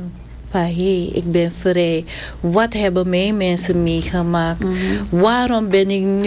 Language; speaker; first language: Dutch; non-native, local second language; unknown